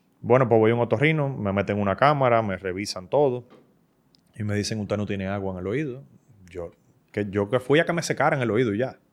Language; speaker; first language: Spanish; native; Spanish